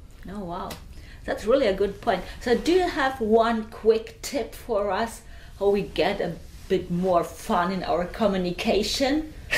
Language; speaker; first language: English; non-native, fluent; German